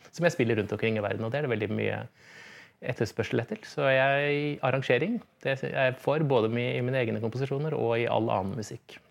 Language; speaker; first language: Norwegian; native; Norwegian